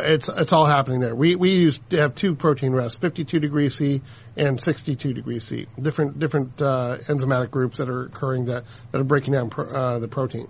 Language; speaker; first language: English; native; English